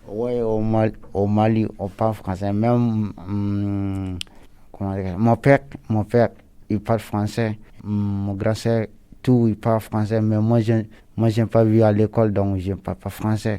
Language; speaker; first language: French; non-native, learner; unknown